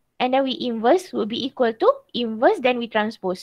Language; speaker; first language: English; non-native, local second language; Malay